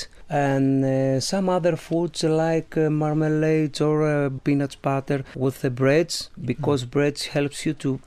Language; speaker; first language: English; non-native, learner; Greek